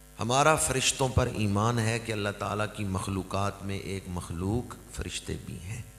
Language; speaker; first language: Urdu; non-native, local second language; Punjabi